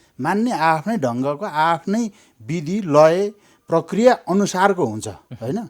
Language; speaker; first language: Nepali; non-native, local second language; Eastern Tamang